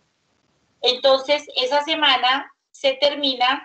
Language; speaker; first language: Spanish; native; Spanish